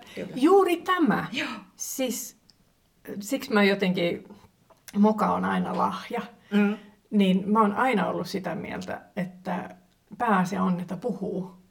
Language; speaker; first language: Finnish; non-native, local second language; Swedish